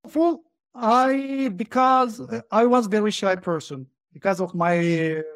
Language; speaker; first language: English; non-native, fluent; Turkish